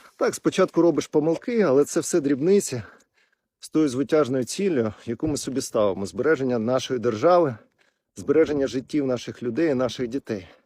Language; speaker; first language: Ukrainian; non-native, local second language; Russian